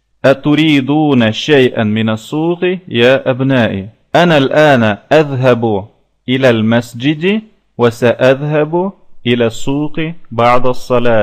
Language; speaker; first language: Arabic; non-native, fluent; Russian